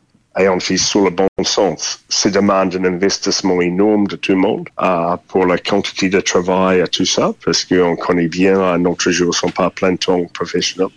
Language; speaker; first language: French; non-native, fluent; English